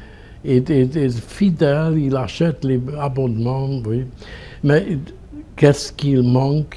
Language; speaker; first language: French; non-native, fluent; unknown